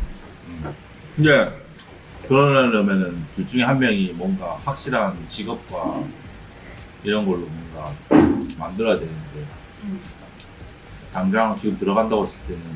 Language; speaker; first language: Korean; native; Korean